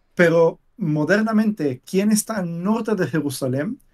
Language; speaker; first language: Spanish; non-native, fluent; Hebrew